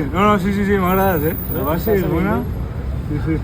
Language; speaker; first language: Catalan; non-native, local second language; Spanish